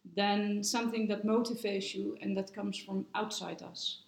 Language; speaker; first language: English; non-native, fluent; Dutch